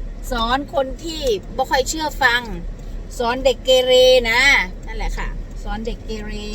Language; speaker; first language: Thai; non-native, local second language; Northeastern Thai